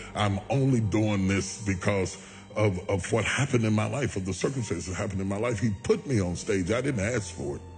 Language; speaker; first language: English; native; English